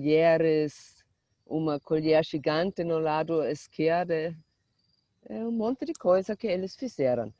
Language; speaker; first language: Portuguese; non-native, fluent; German